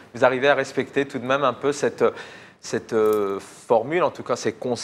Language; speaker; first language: French; native; French